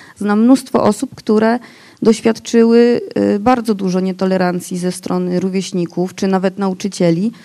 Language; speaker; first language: Polish; non-native, local second language; Rusyn